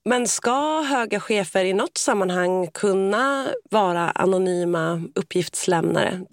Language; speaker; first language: Swedish; native; Swedish